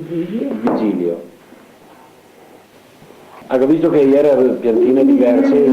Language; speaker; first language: Italian; native; Italian